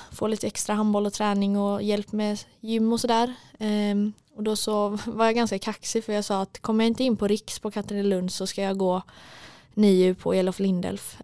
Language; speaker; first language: Swedish; native; Swedish